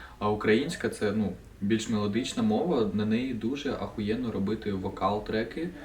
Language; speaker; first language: Ukrainian; non-native, local second language; Russian